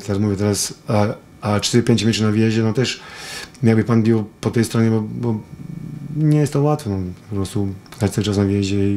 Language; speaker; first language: Polish; non-native, fluent; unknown